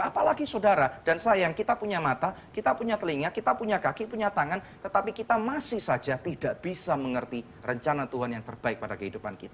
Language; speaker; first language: Indonesian; native; Indonesian